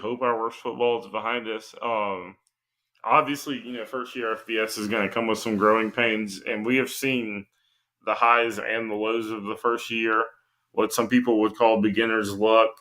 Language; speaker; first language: English; native; English